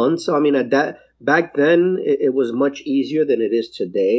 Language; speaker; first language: English; native; English